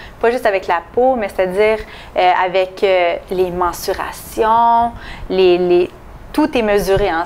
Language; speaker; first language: French; native; French